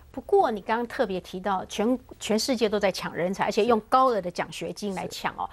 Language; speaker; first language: Chinese; native; Chinese